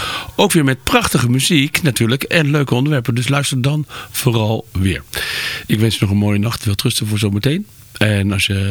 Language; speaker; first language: Dutch; native; Dutch